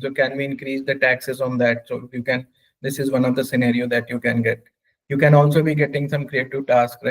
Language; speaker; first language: English; non-native, local second language; Hindi